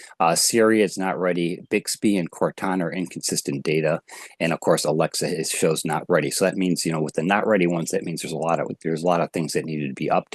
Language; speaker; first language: English; native; English